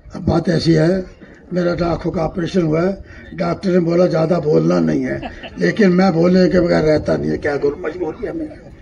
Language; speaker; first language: Hindi; non-native, local second language; Marathi